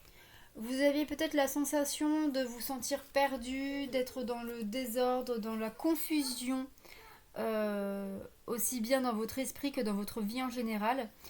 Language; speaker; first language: French; native; French